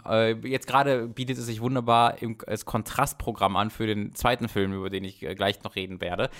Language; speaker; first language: German; native; German